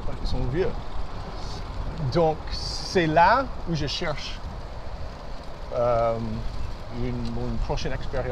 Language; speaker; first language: French; early bilingual, heritage; English